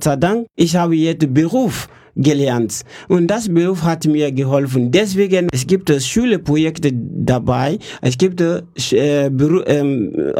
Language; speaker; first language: German; non-native, learner; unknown